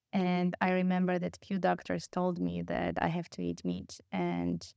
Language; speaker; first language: English; non-native, fluent; Polish